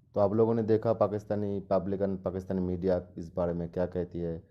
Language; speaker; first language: Hindi; non-native, local second language; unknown